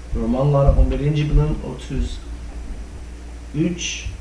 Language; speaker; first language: Turkish; non-native, fluent; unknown